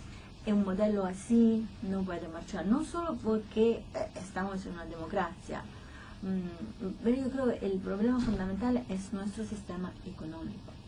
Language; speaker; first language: Spanish; non-native, fluent; Italian